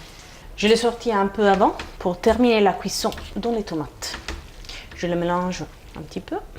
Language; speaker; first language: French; non-native, fluent; Italian